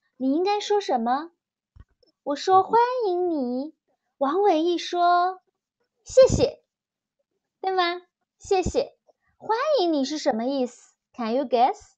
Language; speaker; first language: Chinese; native; Chinese